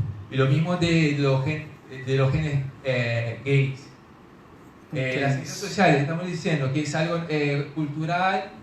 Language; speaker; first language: Spanish; non-native, fluent; Portuguese